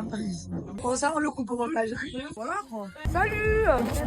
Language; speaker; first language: French; native; French